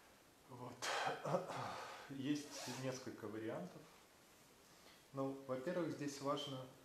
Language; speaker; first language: Russian; native; Russian